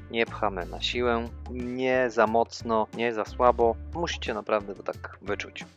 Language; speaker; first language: Polish; native; Polish